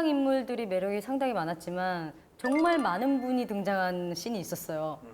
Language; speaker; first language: Korean; native; Korean